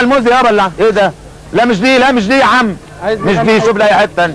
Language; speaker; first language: Arabic; native; Arabic